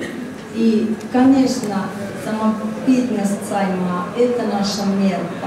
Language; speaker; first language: Russian; non-native, fluent; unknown